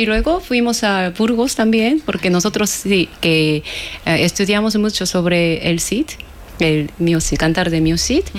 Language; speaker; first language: Spanish; non-native, fluent; Korean